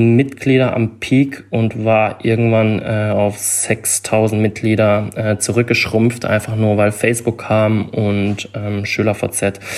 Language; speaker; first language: German; native; German